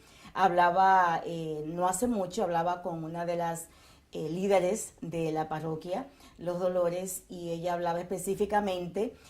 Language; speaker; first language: Spanish; native; Spanish